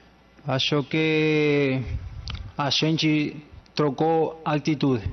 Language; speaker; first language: Portuguese; non-native, learner; Spanish